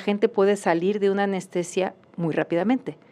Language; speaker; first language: Spanish; native; Spanish